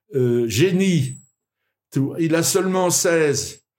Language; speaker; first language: French; native; French